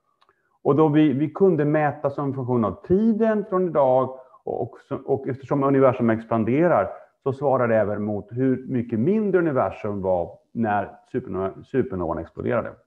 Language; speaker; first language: Swedish; native; Swedish